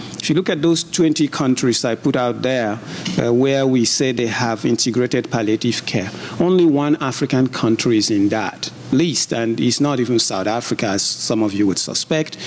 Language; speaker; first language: English; non-native, local second language; Igbo